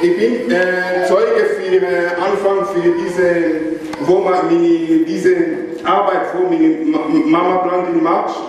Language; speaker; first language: German; non-native, learner; Lingala